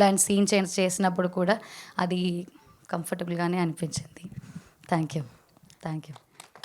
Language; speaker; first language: Telugu; non-native, learner; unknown